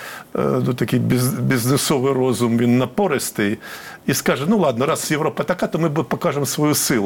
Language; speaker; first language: Ukrainian; native; Ukrainian